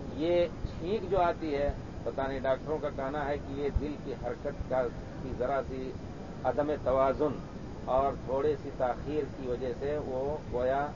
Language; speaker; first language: Urdu; native; Urdu